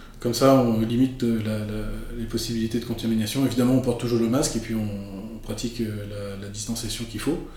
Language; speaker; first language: French; native; French